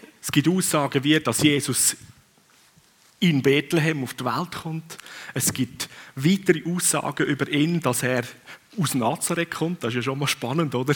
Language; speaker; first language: German; non-native, fluent; Swiss German